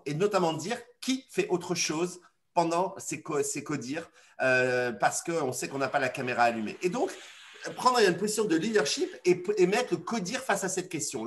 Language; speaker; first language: French; native; French